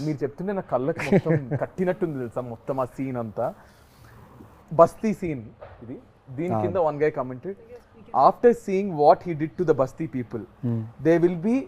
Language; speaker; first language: Telugu; native; Telugu